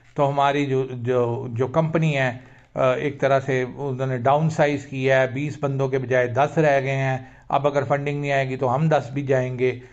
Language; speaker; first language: Urdu; native; Urdu